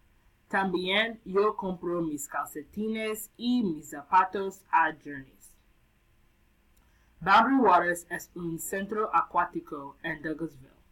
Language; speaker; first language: Spanish; non-native, learner; English